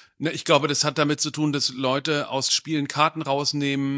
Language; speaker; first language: German; native; German